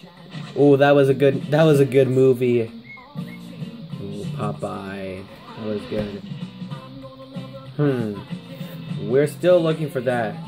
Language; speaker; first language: English; native; English